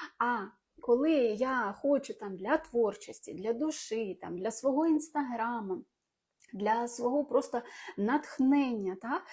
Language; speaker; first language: Ukrainian; non-native, local second language; Russian